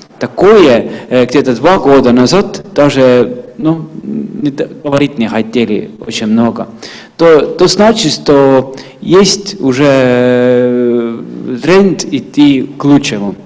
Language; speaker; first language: Russian; non-native, fluent; Estonian